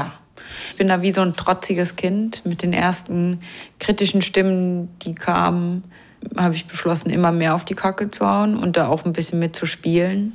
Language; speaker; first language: German; native; German